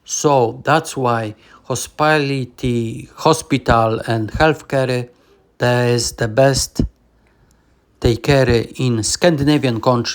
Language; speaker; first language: English; non-native, learner; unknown